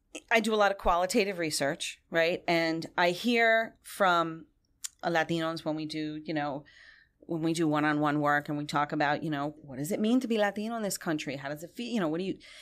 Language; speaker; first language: English; non-native, local second language; Spanish